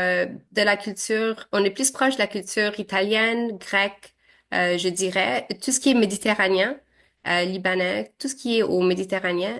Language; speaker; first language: French; early bilingual, other home language; Arabic